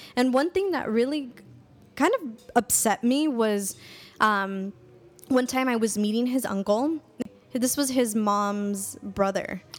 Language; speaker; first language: English; native; English